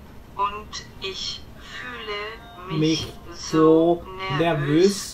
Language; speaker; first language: German; non-native, learner; Chinese